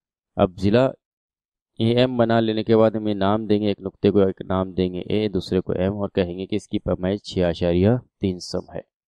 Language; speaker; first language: Urdu; native; Urdu